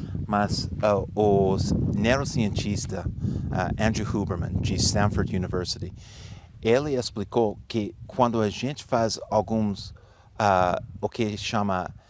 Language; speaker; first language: Portuguese; non-native, fluent; English